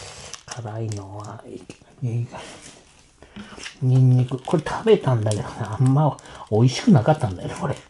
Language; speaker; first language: Japanese; native; Japanese